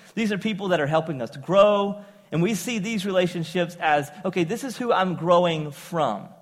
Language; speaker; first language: English; native; English